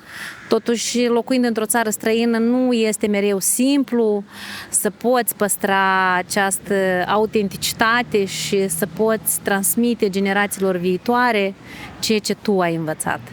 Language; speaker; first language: Romanian; native; Romanian